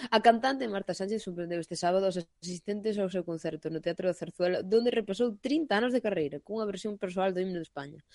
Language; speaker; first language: Galician; non-native, local second language; Spanish